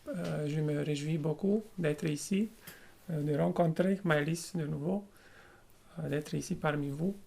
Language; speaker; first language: French; non-native, fluent; Romanian